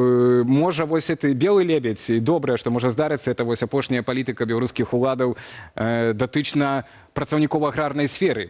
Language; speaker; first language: Belarusian; native; Belarusian